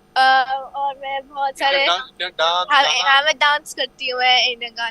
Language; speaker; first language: Hindi; early bilingual, heritage; Hindi